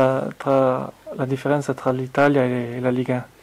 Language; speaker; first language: Italian; non-native, fluent; French